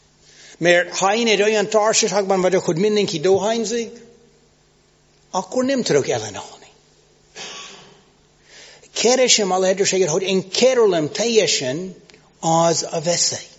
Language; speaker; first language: Hungarian; non-native, fluent; English